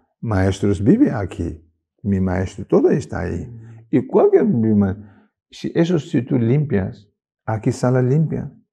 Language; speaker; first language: Spanish; non-native, learner; Tibetan